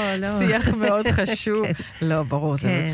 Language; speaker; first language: Hebrew; native; Hebrew